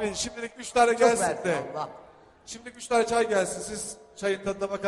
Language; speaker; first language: Turkish; native; Turkish